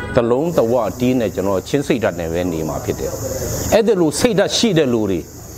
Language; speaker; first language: Burmese; non-native, local second language; Hakha Chin